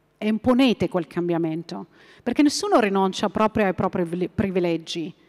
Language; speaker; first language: Italian; non-native, fluent; Arabic